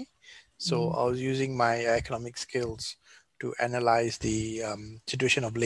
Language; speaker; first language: English; non-native, local second language; Tamil